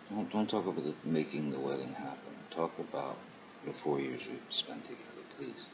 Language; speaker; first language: English; native; English